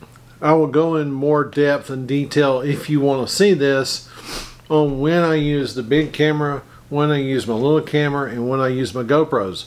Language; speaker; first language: English; native; English